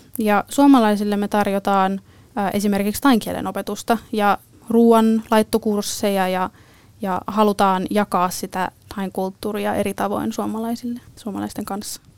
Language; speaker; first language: Finnish; native; Finnish